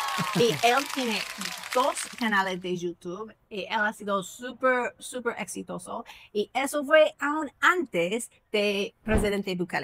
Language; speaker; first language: Spanish; non-native, fluent; English